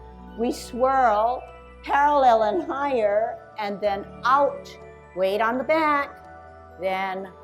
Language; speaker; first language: English; native; English